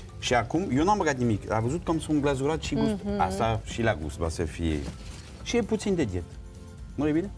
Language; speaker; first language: Romanian; non-native, learner; French